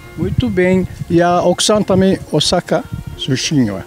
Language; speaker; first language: Portuguese; native; Portuguese